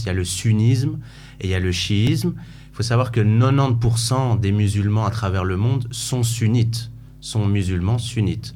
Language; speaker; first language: French; early bilingual, other home language; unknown